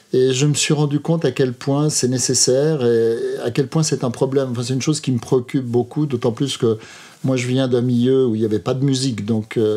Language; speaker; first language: French; native; French